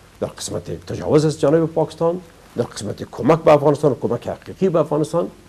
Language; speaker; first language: Persian; native; Persian